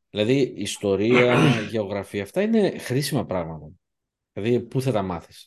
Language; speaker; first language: Greek; early bilingual, heritage; Greek